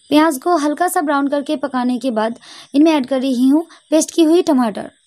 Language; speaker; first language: Hindi; non-native, local second language; Bangla